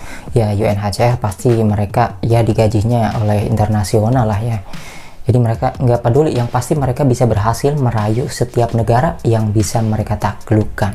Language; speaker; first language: Indonesian; native; Indonesian